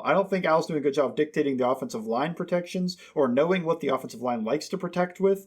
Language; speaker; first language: English; native; English